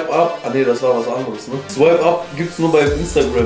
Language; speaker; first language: German; native; German